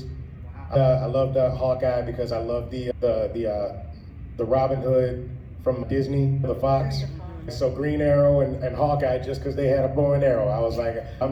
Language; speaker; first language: English; native; English